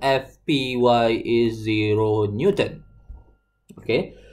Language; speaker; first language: English; non-native, local second language; Malay